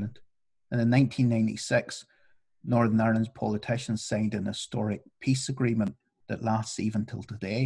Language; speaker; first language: English; native; English